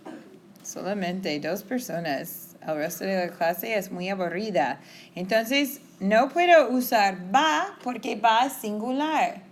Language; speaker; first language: Spanish; non-native, fluent; English